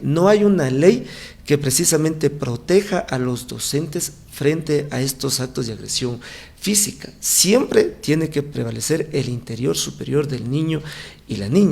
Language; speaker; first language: Spanish; native; Spanish